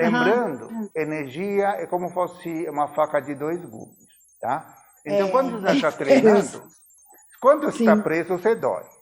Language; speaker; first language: Portuguese; non-native, fluent; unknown